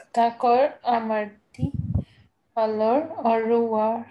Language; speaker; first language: French; non-native, learner; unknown